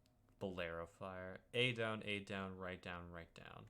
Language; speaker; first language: English; native; English